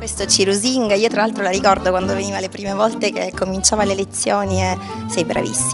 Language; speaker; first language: Italian; native; Italian